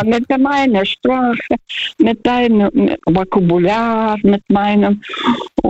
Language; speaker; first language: German; non-native, fluent; Russian